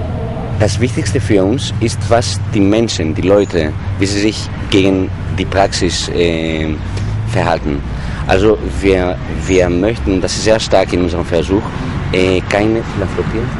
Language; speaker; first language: German; non-native, fluent; Greek